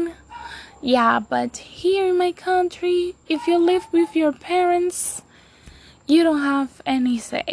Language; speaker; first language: English; non-native, fluent; Spanish